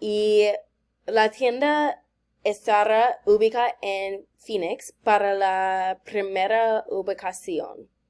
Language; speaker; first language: Spanish; non-native, learner; English